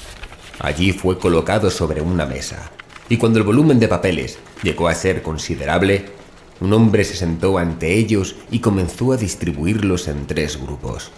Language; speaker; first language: Spanish; native; Spanish